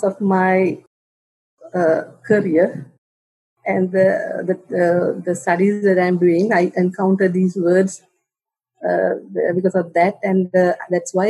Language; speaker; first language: English; non-native, local second language; Sinhala